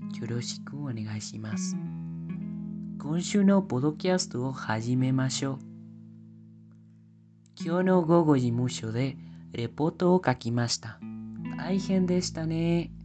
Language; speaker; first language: Japanese; non-native, learner; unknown